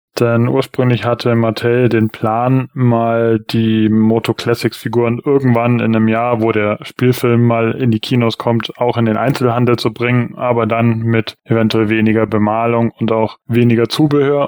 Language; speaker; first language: German; native; German